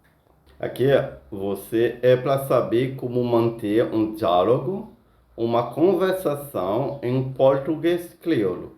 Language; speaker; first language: Portuguese; non-native, fluent; Haitian Creole